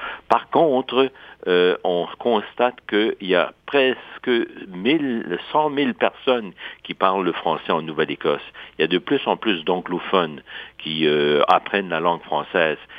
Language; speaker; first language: French; native; French